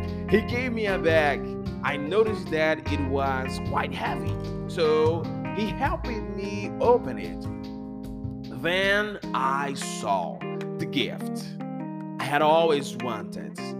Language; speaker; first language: English; non-native, fluent; Portuguese